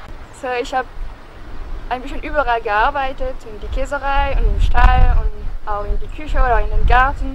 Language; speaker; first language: German; non-native, fluent; French